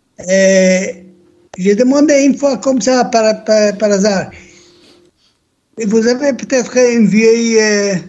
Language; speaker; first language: French; non-native, learner; Hebrew